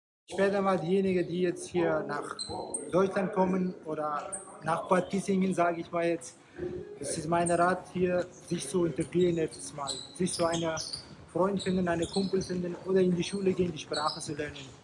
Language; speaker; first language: German; non-native, fluent; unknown